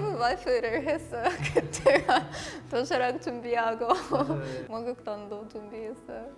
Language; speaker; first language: Korean; non-native, learner; Russian